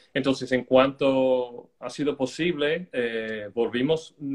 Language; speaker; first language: Spanish; non-native, fluent; English